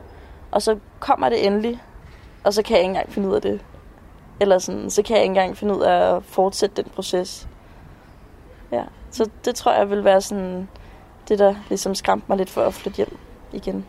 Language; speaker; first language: Danish; native; Danish